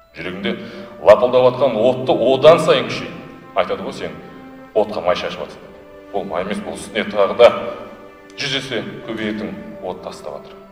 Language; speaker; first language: Kazakh; non-native, local second language; Russian